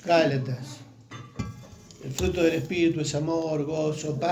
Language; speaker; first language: Spanish; native; Spanish